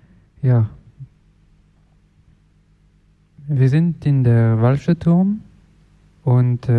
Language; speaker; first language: German; non-native, fluent; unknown